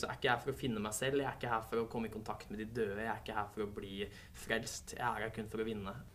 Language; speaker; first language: Norwegian; native; Norwegian